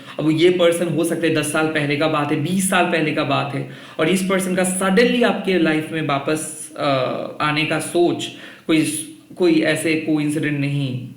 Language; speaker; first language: Hindi; non-native, local second language; Bangla